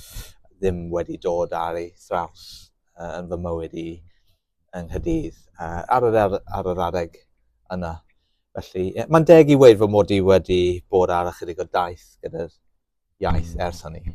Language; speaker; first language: Welsh; non-native, local second language; English